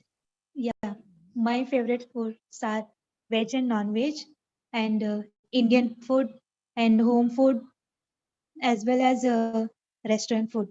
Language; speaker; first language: English; non-native, learner; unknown